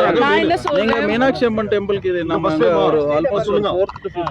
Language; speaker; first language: Tamil; native; Tamil